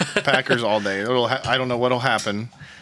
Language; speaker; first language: English; native; English